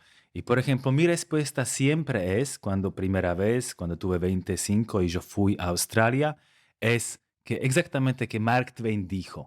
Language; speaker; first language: Spanish; non-native, fluent; Slovak